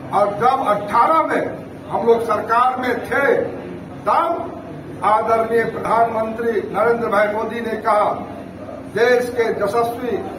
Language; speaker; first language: Hindi; native; Hindi